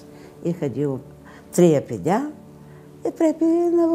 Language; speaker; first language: Greek; non-native, learner; Bulgarian